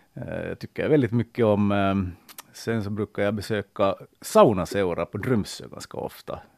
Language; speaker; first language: Swedish; native; Swedish